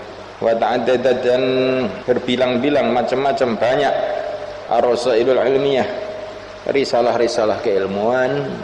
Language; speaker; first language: Indonesian; native; Indonesian